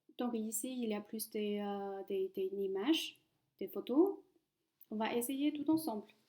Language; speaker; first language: French; non-native, fluent; Chinese